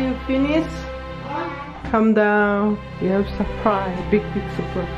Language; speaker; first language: English; non-native, learner; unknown